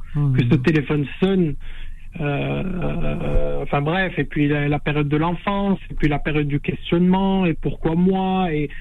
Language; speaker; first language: French; non-native, local second language; Arabic